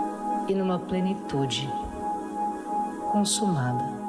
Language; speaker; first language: Portuguese; native; Portuguese